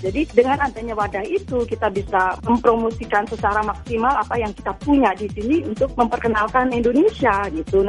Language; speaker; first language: Indonesian; native; Indonesian